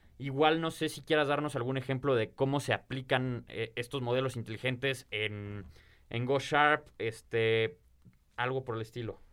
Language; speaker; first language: Spanish; native; Spanish